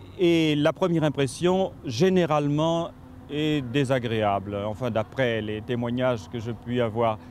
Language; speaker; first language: French; native; French